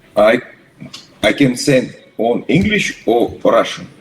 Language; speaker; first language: English; non-native, learner; Russian